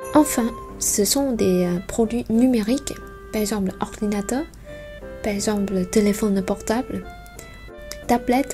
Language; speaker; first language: French; non-native, fluent; Vietnamese